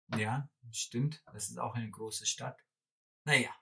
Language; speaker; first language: German; non-native, fluent; English